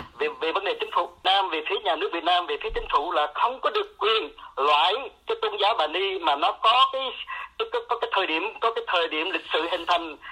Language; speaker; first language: Vietnamese; non-native, local second language; Eastern Cham